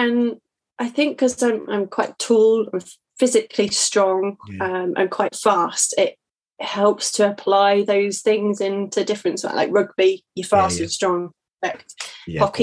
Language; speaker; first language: English; native; English